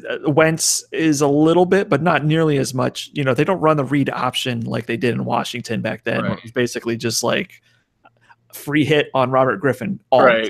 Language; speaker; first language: English; native; English